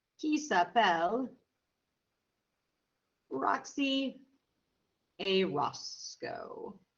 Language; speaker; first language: French; non-native, fluent; English